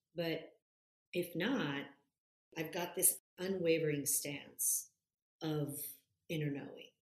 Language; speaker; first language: English; non-native, fluent; Italian